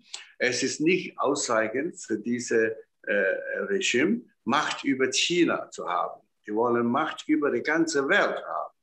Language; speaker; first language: German; non-native, fluent; Chinese